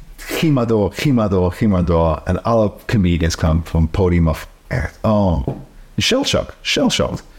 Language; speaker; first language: Dutch; non-native, fluent; English